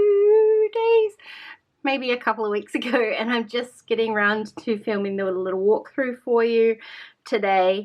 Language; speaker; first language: English; native; English